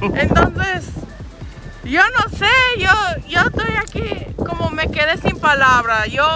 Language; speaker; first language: Spanish; non-native, fluent; English